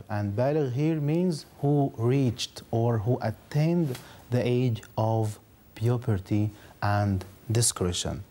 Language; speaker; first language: English; non-native, fluent; Arabic